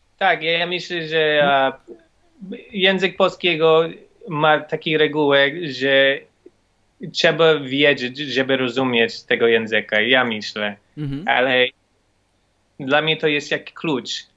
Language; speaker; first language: Polish; non-native, learner; English